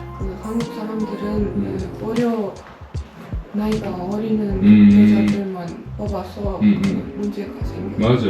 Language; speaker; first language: Korean; non-native, fluent; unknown